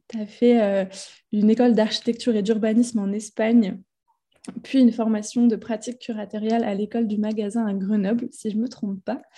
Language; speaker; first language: French; native; French